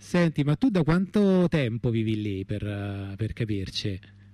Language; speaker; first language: Italian; native; Italian